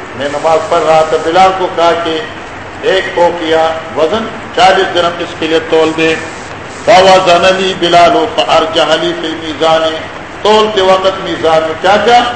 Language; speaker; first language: Urdu; non-native, local second language; Pashto